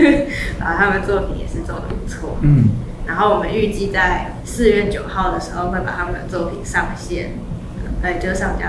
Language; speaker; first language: Chinese; native; Chinese